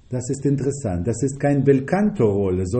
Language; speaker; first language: German; non-native, fluent; Russian